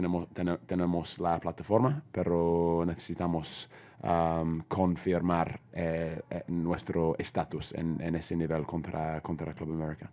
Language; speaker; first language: Spanish; non-native, fluent; English